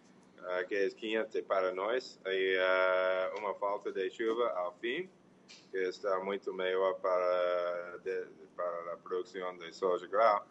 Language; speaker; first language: Portuguese; non-native, learner; English